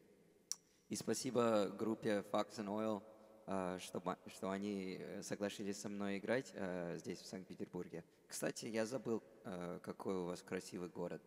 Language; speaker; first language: Russian; non-native, fluent; English